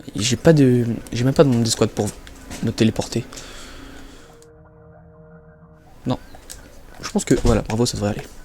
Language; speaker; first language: French; native; French